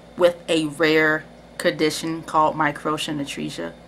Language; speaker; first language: English; native; English